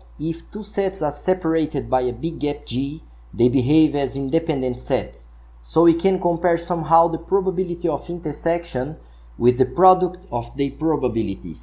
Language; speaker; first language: English; non-native, fluent; Portuguese